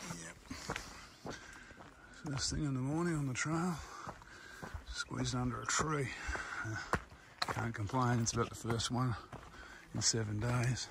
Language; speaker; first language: English; native; English